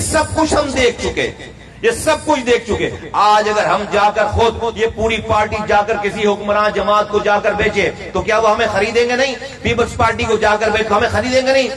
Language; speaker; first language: Urdu; native; Urdu